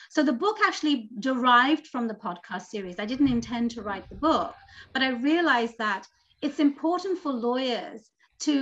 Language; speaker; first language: English; native; English